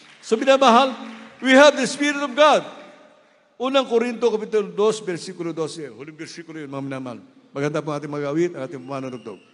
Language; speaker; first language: Filipino; native; Filipino